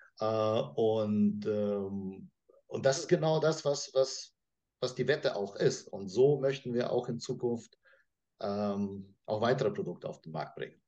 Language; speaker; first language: German; non-native, fluent; Russian